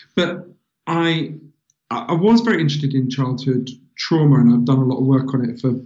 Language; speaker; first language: English; native; English